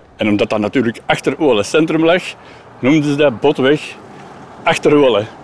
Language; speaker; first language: Dutch; native; Dutch